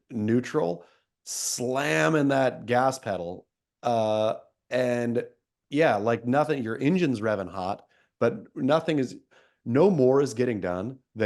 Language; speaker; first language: English; native; English